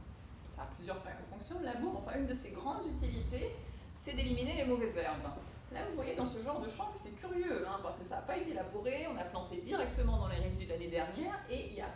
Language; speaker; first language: French; native; French